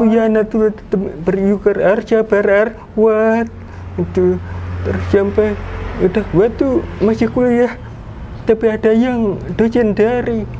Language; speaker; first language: Indonesian; non-native, local second language; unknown